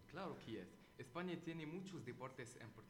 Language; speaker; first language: Spanish; non-native, learner; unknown